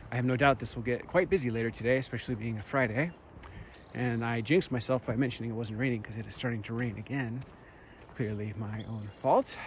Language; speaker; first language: English; native; English